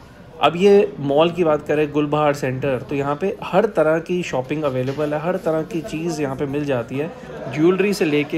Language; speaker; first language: Hindi; native; Hindi